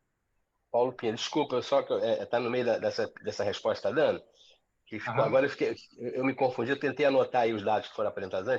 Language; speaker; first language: Portuguese; native; Portuguese